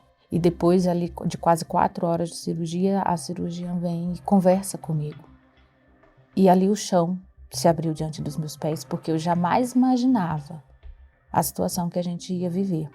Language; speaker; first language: Portuguese; native; Portuguese